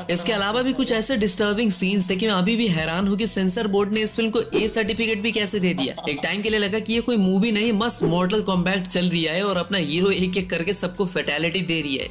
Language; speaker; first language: Hindi; native; Hindi